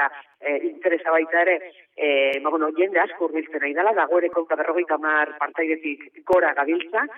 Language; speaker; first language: Basque; native; Basque